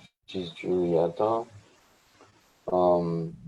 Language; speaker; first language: Spanish; non-native, learner; English